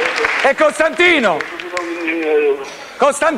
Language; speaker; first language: Italian; native; Italian